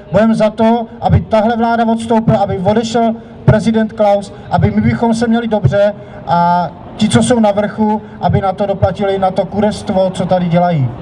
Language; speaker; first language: Czech; native; Czech